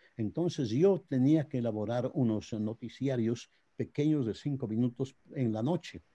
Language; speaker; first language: Spanish; native; Spanish